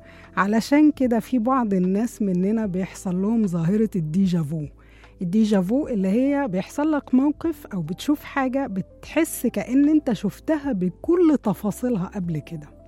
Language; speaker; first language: Arabic; native; Arabic